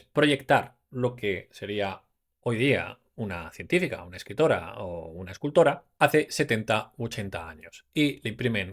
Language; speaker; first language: Spanish; native; Spanish